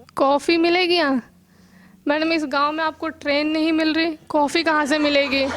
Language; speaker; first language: Hindi; native; Hindi